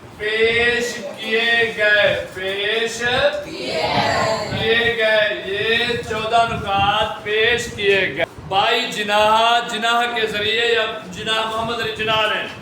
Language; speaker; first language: Urdu; non-native, local second language; Punjabi